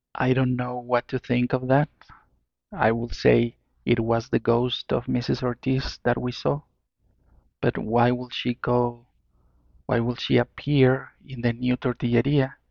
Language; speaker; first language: English; non-native, fluent; Spanish